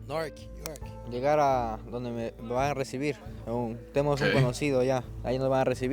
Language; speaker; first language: Spanish; native; Spanish